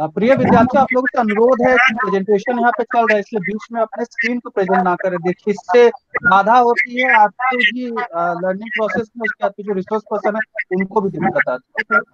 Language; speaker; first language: Hindi; native; Hindi